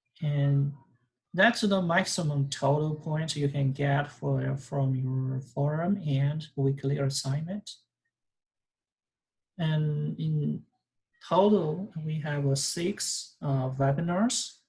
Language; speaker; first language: English; non-native, fluent; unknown